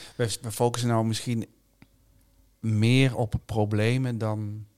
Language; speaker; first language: Dutch; native; Dutch